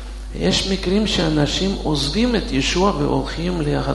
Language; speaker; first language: Hebrew; non-native, fluent; Russian